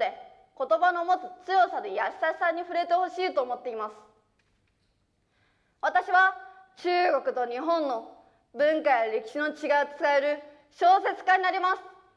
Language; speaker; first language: Japanese; early bilingual, other home language; Chinese